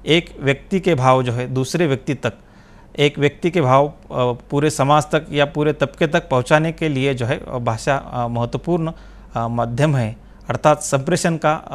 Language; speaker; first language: Hindi; non-native, local second language; Marathi